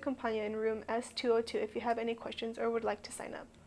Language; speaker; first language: English; native; English